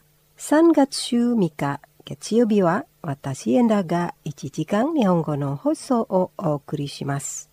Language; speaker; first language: Japanese; non-native, fluent; Indonesian